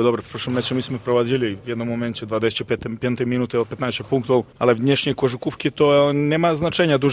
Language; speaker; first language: Polish; non-native, learner; Serbian